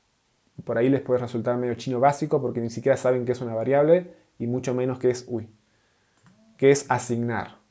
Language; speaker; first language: Spanish; native; Spanish